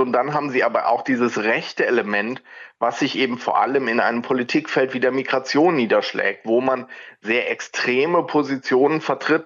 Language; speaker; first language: German; native; German